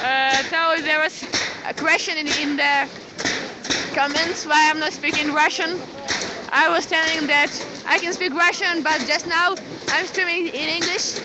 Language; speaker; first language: English; non-native, fluent; Ukrainian